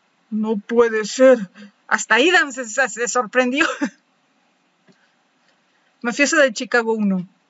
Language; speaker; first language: Spanish; native; Spanish